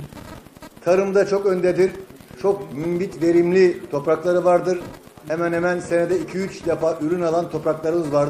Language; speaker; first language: Turkish; native; Turkish